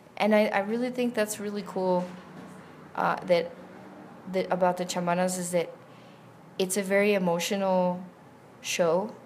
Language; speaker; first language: English; early bilingual, other home language; Spanish